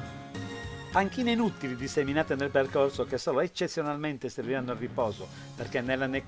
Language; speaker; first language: Italian; native; Italian